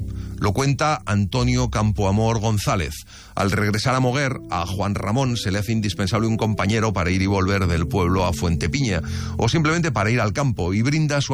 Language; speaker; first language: Spanish; native; Spanish